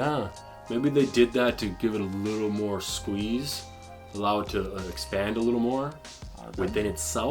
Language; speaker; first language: English; native; English